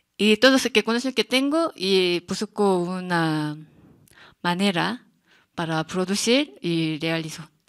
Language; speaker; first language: Spanish; non-native, learner; Korean